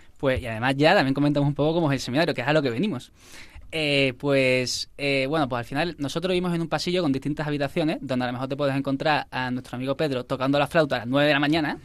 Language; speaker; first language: Spanish; native; Spanish